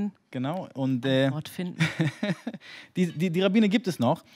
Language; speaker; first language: German; non-native, fluent; Hebrew